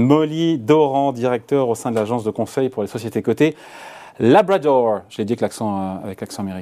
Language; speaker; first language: French; native; French